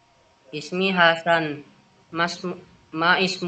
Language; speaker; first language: Arabic; non-native, learner; Indonesian